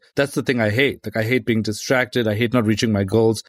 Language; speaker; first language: English; native; English